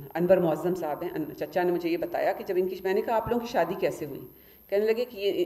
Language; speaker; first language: Hindi; native; Hindi